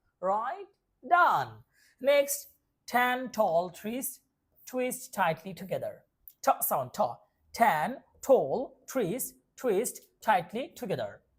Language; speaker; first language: English; non-native, local second language; Bangla